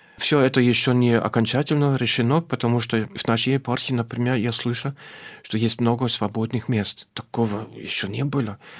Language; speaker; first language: Russian; non-native, fluent; German